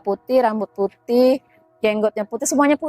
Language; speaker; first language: Indonesian; native; Indonesian